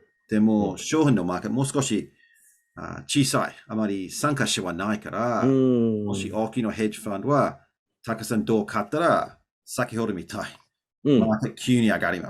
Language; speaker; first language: Japanese; non-native, learner; English